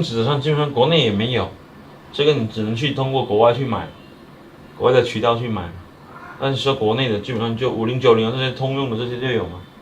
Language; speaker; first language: Chinese; native; Chinese